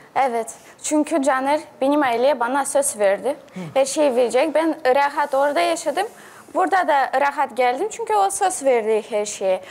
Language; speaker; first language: Turkish; non-native, learner; Russian